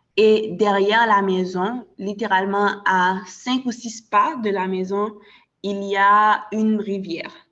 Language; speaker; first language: French; non-native, local second language; Haitian Creole